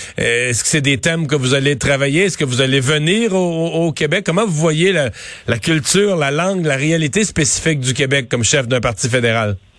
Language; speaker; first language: French; native; French